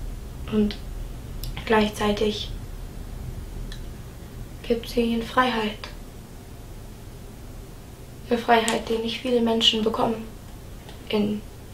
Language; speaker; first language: German; non-native, fluent; English